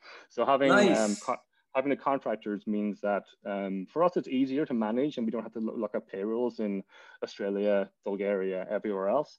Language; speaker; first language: English; native; English